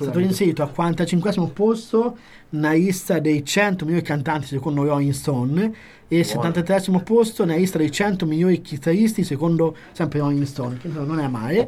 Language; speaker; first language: Italian; native; Italian